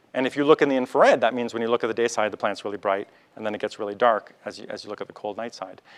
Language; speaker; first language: English; native; English